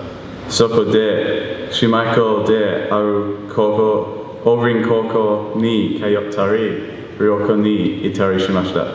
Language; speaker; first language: Japanese; non-native, learner; English